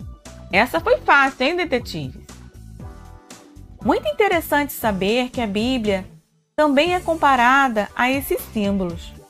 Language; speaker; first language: Portuguese; native; Portuguese